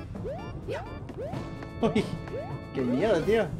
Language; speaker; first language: Spanish; native; Spanish